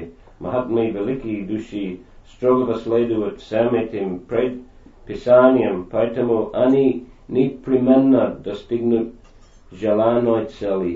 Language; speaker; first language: Russian; non-native, fluent; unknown